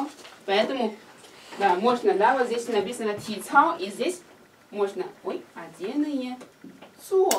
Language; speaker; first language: Russian; non-native, learner; Chinese